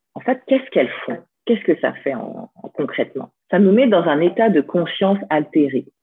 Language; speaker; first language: French; native; French